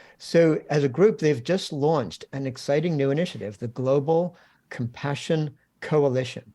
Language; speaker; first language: English; native; English